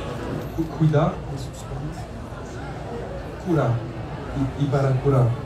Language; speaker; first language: Portuguese; non-native, learner; French